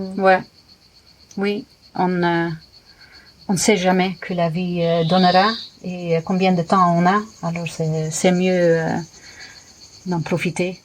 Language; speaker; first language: French; non-native, fluent; Dutch